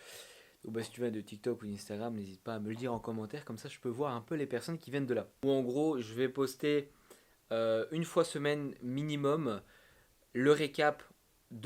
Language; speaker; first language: French; native; French